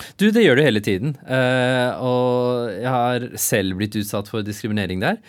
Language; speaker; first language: Norwegian; early bilingual, other home language; Urdu